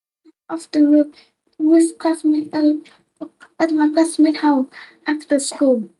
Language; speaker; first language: English; non-native, learner; Vietnamese